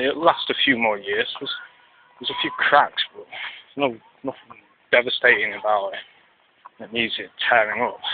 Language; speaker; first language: English; native; English